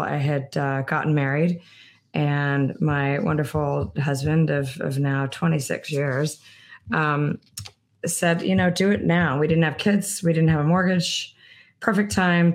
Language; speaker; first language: English; native; English